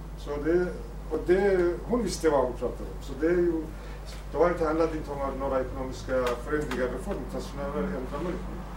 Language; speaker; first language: Swedish; non-native, fluent; Kurdish